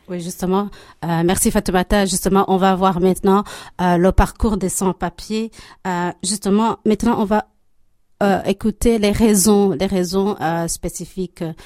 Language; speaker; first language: French; native; French